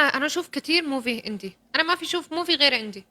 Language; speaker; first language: Arabic; native; Arabic